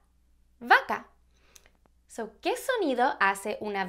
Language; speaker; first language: Spanish; early bilingual, heritage; Spanish